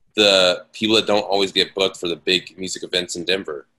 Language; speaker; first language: English; native; English